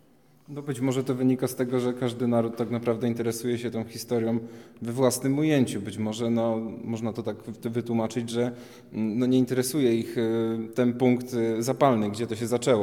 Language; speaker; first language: Polish; native; Polish